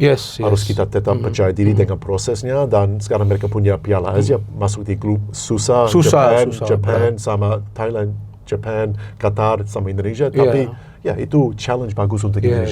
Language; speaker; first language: Indonesian; non-native, fluent; English